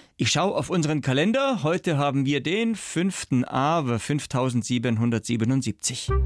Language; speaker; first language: German; native; German